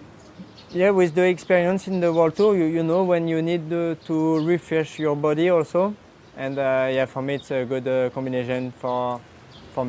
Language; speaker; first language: English; non-native, learner; French